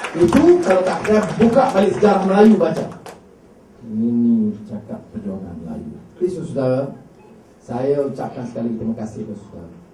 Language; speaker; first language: Malay; native; Malay